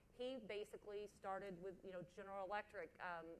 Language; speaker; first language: English; native; English